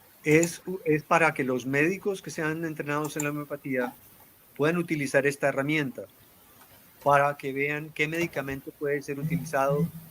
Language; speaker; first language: Spanish; native; Spanish